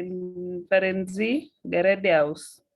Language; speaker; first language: German; non-native, learner; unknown